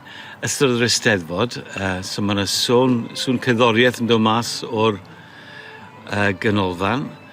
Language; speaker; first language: Welsh; native; Welsh